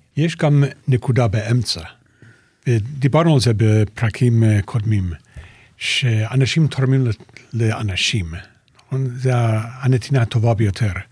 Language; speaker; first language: Hebrew; native; Hebrew